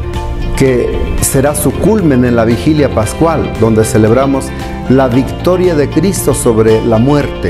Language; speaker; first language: Spanish; native; Spanish